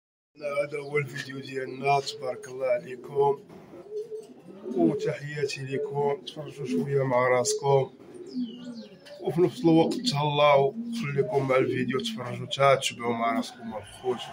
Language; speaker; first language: Arabic; native; Arabic